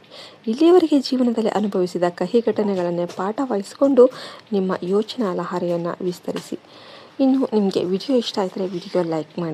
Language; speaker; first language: Kannada; native; Kannada